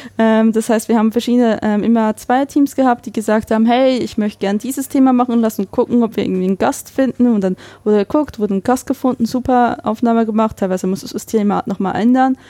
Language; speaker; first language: German; native; German